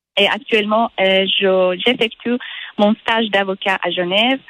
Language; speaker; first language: French; non-native, fluent; Persian